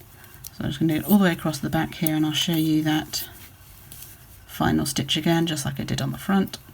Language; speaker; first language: English; native; English